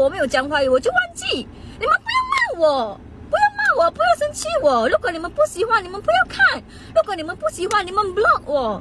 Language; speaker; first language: Chinese; non-native, local second language; Malay